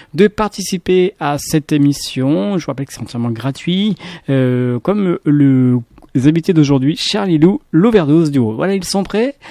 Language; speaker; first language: French; native; French